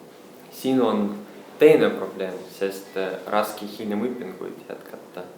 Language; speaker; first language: Estonian; non-native, local second language; Russian